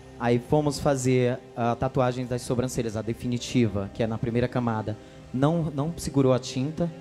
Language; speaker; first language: Portuguese; native; Portuguese